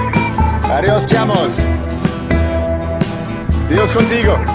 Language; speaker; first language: Spanish; non-native, learner; English